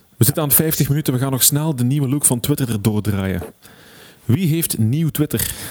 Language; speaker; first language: Dutch; native; Dutch